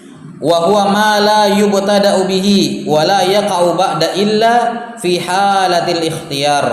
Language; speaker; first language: Arabic; non-native, fluent; Indonesian